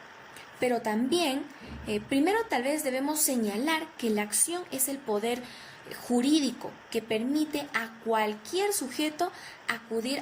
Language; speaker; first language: Spanish; native; Spanish